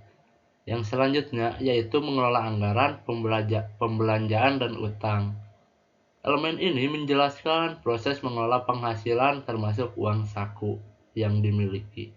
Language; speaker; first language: Indonesian; native; Indonesian